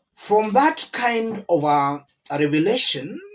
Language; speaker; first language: English; non-native, local second language; Swahili